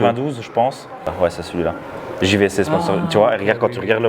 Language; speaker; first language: French; native; French